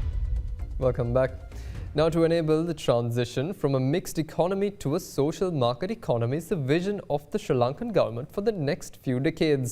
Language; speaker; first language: English; non-native, local second language; Sinhala